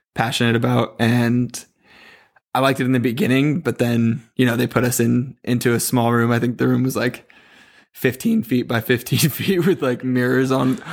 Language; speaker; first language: English; native; English